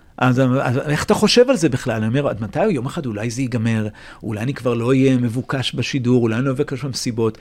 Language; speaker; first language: Hebrew; native; Hebrew